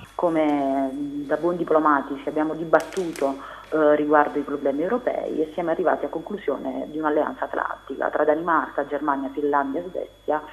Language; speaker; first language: Italian; native; Italian